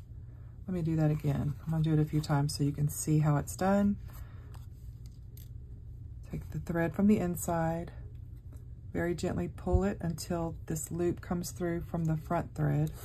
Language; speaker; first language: English; native; English